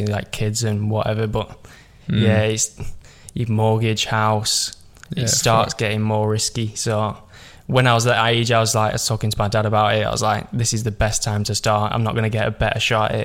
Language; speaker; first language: English; native; English